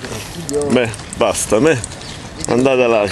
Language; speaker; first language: Italian; native; Italian